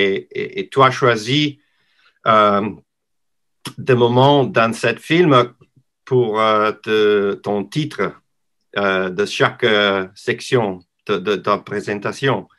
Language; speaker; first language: French; non-native, learner; English